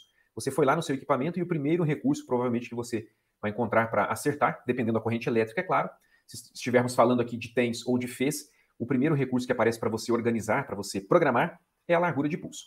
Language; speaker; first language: Portuguese; native; Portuguese